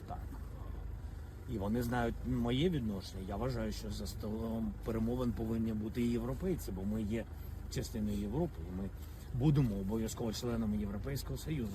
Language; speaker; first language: Ukrainian; non-native, local second language; Russian